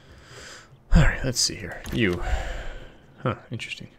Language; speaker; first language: English; native; English